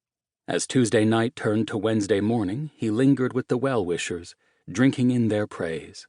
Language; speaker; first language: English; native; English